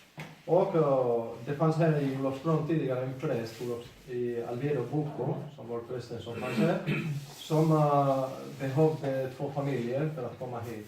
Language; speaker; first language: Swedish; non-native, fluent; Spanish